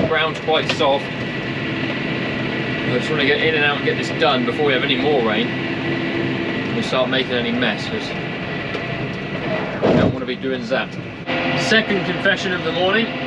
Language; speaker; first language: English; native; English